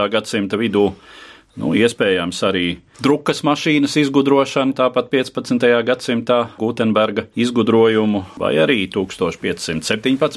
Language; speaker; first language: Latvian; native; Latvian